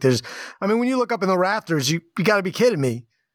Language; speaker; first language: English; native; English